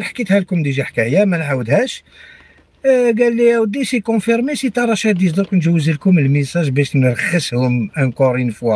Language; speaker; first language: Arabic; non-native, local second language; Kabyle